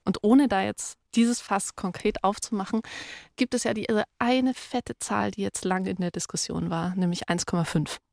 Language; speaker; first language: German; native; German